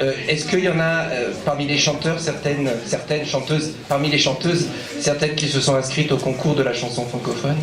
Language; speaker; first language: French; native; French